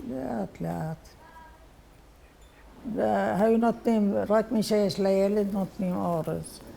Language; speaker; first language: Hebrew; non-native, fluent; Arabic